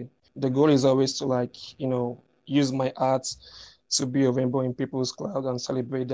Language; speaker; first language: English; non-native, local second language; Igbo